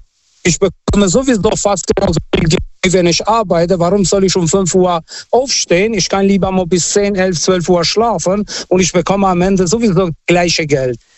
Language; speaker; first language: German; non-native, fluent; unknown